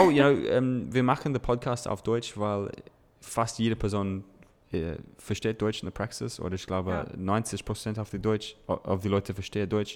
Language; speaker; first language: German; non-native, learner; English